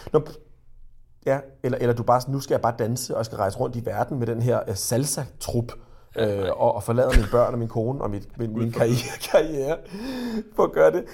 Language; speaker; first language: Danish; native; Danish